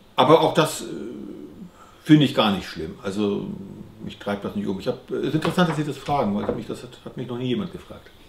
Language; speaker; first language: German; native; German